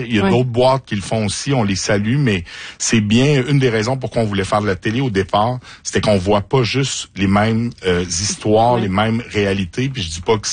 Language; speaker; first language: French; native; French